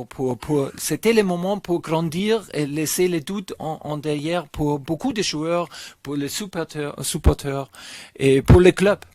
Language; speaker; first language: French; non-native, learner; German